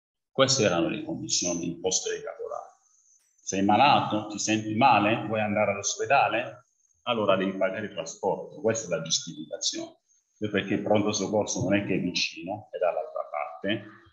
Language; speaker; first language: Italian; non-native, fluent; French